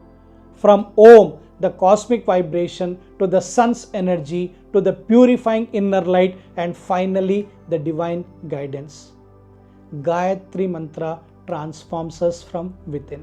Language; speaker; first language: English; non-native, local second language; Telugu